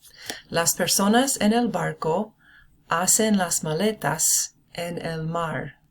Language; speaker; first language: Spanish; non-native, fluent; English